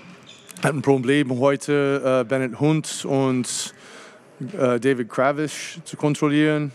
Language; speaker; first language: German; non-native, fluent; English